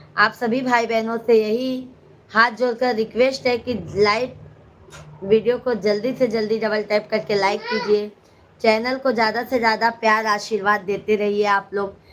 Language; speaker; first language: Hindi; native; Hindi